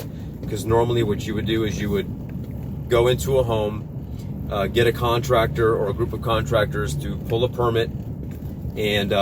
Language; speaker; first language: English; native; English